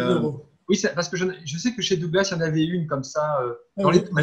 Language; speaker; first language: French; native; French